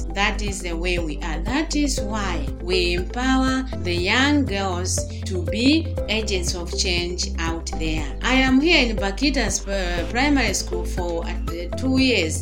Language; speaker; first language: English; non-native, local second language; Nyanja